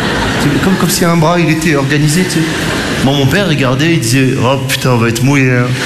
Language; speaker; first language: French; native; French